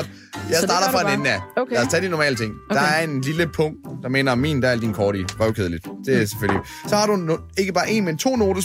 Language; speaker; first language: Danish; native; Danish